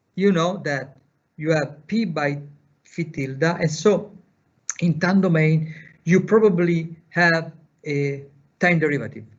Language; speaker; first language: English; non-native, fluent; Italian